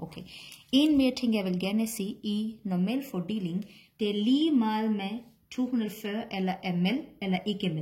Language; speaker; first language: Danish; non-native, learner; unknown